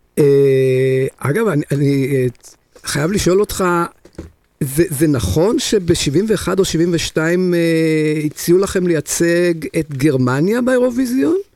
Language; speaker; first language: Hebrew; native; Hebrew